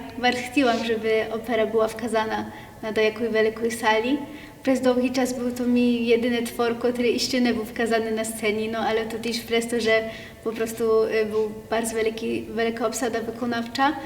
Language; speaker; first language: Polish; non-native, local second language; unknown